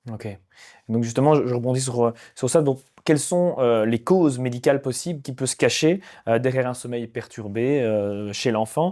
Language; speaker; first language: French; native; French